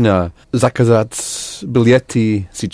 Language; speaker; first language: Russian; non-native, learner; English